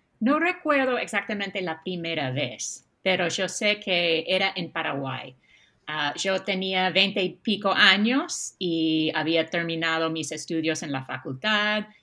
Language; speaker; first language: Spanish; non-native, fluent; English